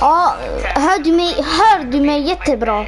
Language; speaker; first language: Swedish; early bilingual, other home language; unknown